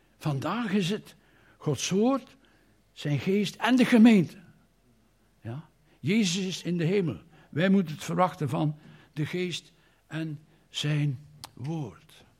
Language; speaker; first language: Dutch; native; Dutch